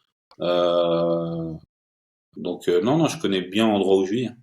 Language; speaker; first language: French; early bilingual, other home language; Turkish